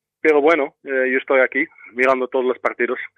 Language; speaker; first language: Spanish; non-native, fluent; Dutch